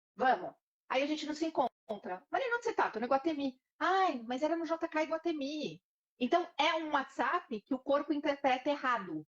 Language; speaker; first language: Portuguese; native; Portuguese